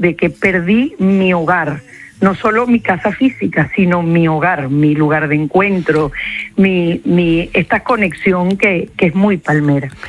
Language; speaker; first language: Spanish; native; Spanish